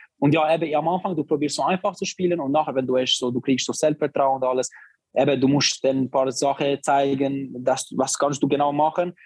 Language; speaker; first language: German; non-native, learner; Albanian